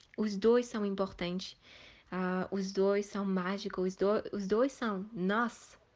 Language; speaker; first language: Portuguese; early bilingual, heritage; Portuguese